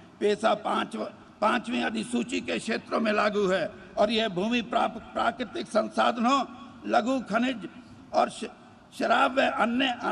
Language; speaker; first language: Hindi; native; Hindi